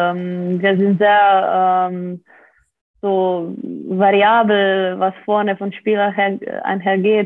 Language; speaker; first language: German; non-native, fluent; Slovenian